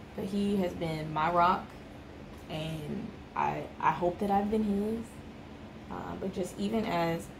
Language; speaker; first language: English; native; English